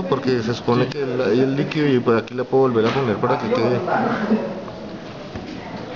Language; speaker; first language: Spanish; native; Spanish